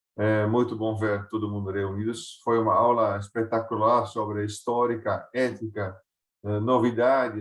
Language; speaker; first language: Portuguese; non-native, fluent; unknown